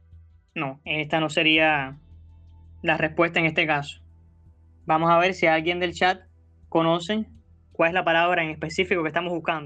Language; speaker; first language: Spanish; native; Spanish